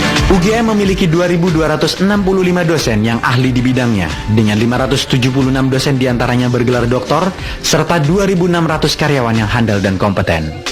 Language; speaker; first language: Indonesian; native; Indonesian